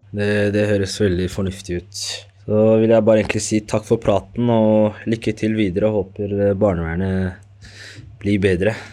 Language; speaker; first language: Norwegian; early bilingual, other home language; Somali